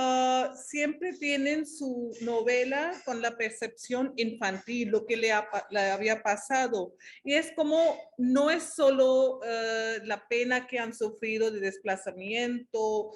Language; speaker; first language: Spanish; non-native, fluent; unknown